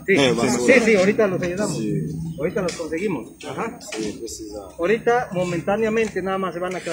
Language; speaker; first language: Spanish; native; Spanish